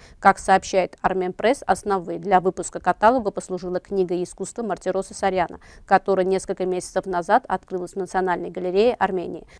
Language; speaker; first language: Russian; non-native, local second language; Armenian